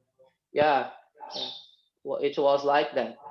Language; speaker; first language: English; non-native, fluent; Portuguese